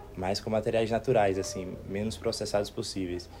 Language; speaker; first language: Portuguese; native; Portuguese